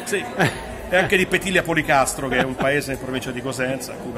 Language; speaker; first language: Italian; native; Italian